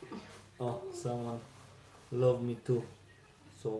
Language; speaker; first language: English; non-native, learner; Polish